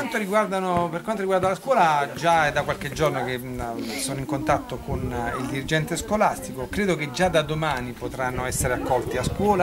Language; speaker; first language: Italian; native; Italian